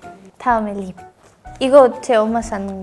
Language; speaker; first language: Korean; non-native, learner; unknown